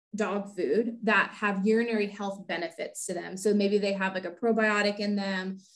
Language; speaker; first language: English; native; English